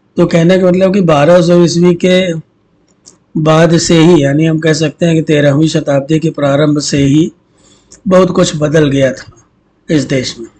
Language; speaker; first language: Hindi; native; Hindi